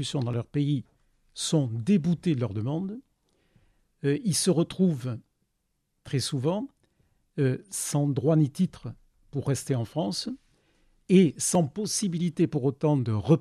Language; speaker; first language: French; native; French